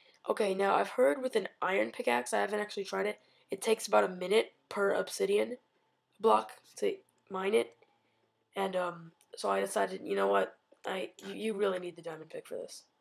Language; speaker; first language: English; native; English